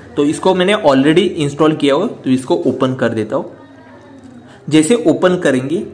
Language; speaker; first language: Hindi; non-native, local second language; Marathi